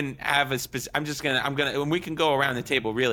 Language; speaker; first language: English; native; English